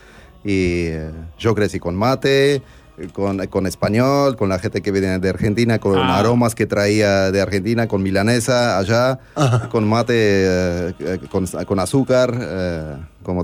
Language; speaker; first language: Spanish; non-native, fluent; Armenian